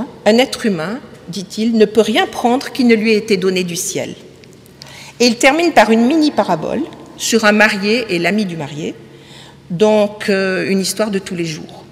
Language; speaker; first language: French; native; French